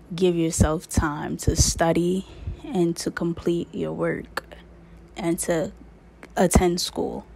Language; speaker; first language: English; native; English